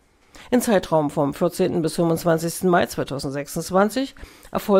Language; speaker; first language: German; native; German